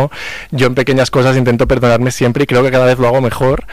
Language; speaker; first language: Spanish; native; Spanish